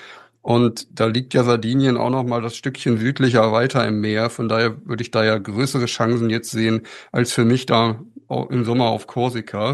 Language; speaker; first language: German; native; German